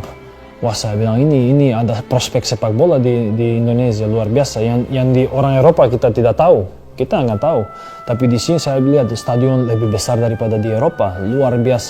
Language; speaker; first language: Indonesian; non-native, fluent; Serbian